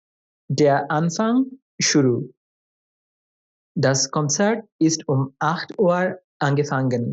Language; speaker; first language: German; non-native, fluent; Bangla